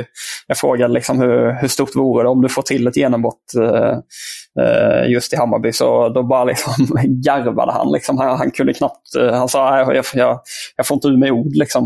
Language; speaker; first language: Swedish; native; Swedish